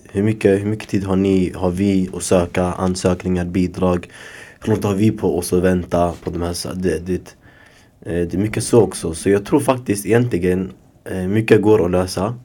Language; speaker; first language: Swedish; early bilingual, other home language; Somali